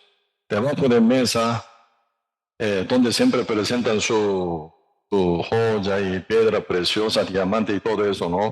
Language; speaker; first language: Spanish; non-native, learner; Korean